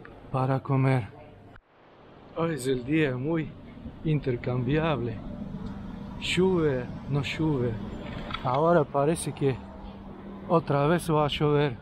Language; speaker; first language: Spanish; non-native, fluent; Russian